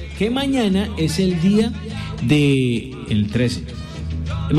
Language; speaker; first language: Spanish; native; Spanish